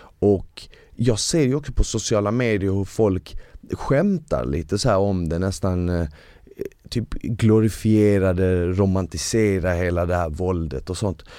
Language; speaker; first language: Swedish; early bilingual, other home language; Bosnian